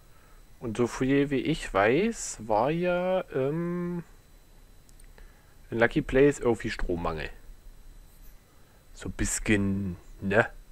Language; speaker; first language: German; native; German